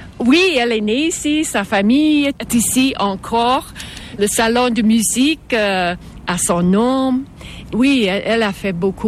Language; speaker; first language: French; non-native, fluent; English